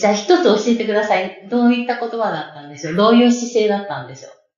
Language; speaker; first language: Japanese; native; Japanese